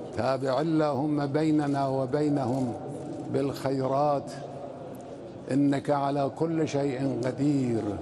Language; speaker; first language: Arabic; non-native, fluent; Persian